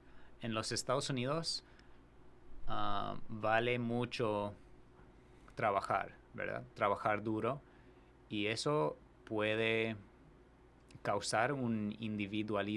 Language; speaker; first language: Spanish; non-native, fluent; English